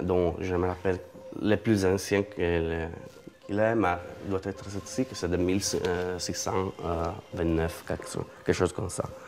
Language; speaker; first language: French; non-native, learner; Italian